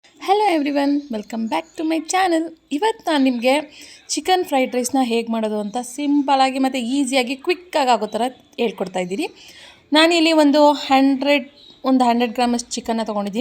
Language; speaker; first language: Kannada; native; Kannada